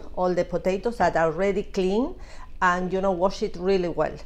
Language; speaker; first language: English; non-native, fluent; Spanish